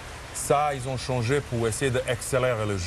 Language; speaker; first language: French; non-native, fluent; Serbian